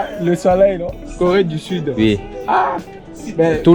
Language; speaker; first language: French; non-native, learner; Korean